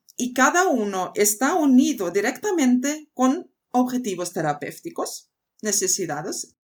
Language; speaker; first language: Spanish; non-native, fluent; Swedish